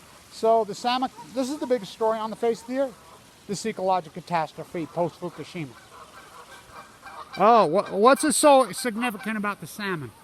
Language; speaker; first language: English; native; English